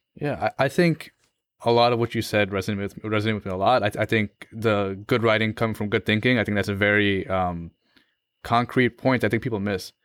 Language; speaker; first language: English; native; English